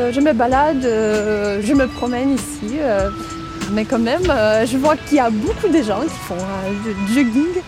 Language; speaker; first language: French; non-native, fluent; Russian